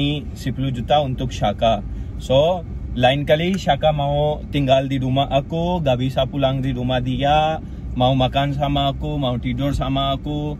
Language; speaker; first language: Indonesian; non-native, learner; Urdu